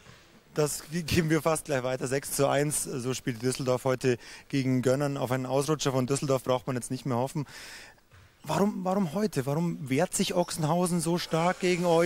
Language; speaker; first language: German; native; German